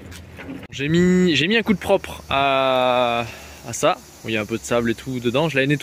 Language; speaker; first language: French; native; French